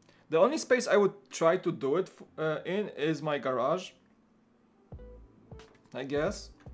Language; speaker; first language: English; non-native, fluent; Polish